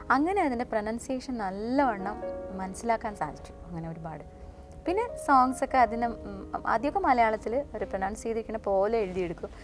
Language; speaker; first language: Malayalam; native; Malayalam